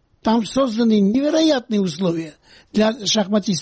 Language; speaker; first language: Russian; non-native, local second language; Georgian